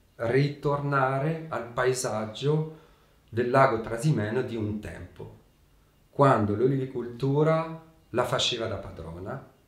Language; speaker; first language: Italian; early bilingual, heritage; Italian